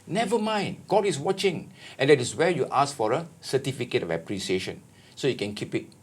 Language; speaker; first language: English; non-native, local second language; Malay